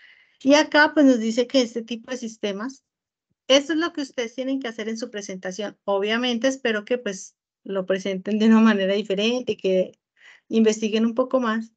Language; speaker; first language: Spanish; native; Spanish